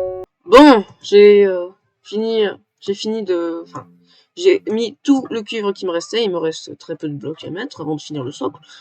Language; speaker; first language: French; native; French